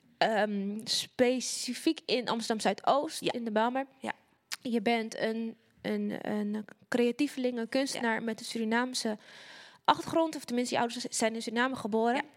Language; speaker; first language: Dutch; native; Dutch